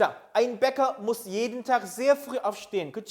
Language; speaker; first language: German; non-native, fluent; Korean